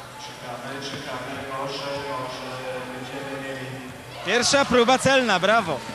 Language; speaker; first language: Polish; native; Polish